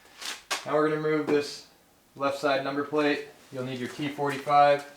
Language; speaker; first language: English; native; English